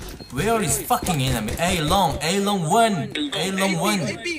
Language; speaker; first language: English; non-native, learner; Korean